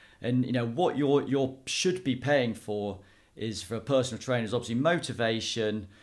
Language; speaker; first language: English; native; English